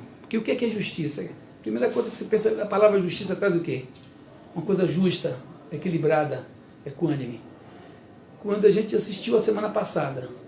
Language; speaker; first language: Portuguese; native; Portuguese